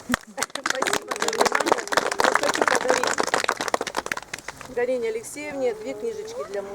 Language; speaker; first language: Russian; native; Russian